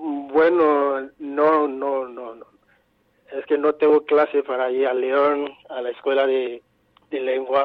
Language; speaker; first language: Spanish; non-native, fluent; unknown